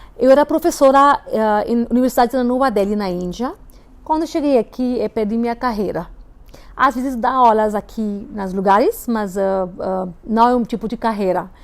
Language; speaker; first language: Portuguese; non-native, fluent; Hindi